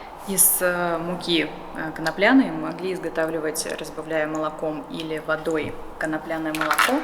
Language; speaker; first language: Russian; native; Russian